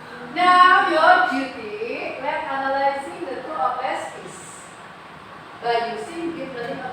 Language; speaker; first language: English; non-native, learner; Indonesian